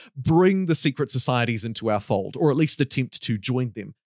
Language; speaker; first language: English; native; English